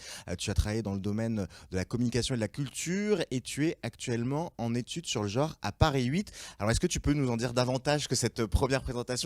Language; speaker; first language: French; native; French